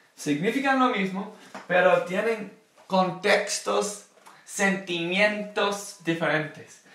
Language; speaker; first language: Spanish; non-native, fluent; English